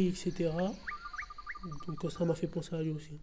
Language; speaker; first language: French; early bilingual, other home language; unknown